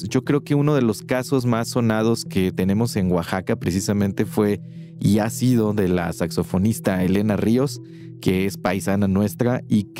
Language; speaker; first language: Spanish; native; Spanish